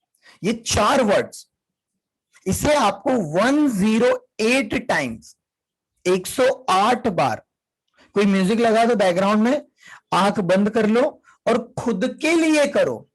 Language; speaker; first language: Hindi; native; Hindi